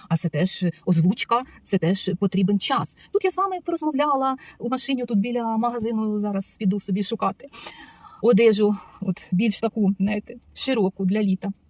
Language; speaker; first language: Ukrainian; non-native, local second language; Russian